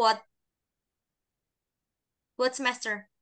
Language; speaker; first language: English; non-native, fluent; Indonesian